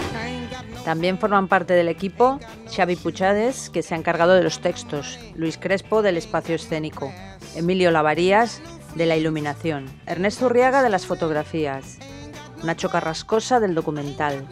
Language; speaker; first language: Spanish; native; Spanish